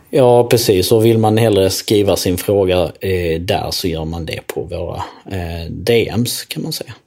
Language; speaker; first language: Swedish; early bilingual, other home language; Albanian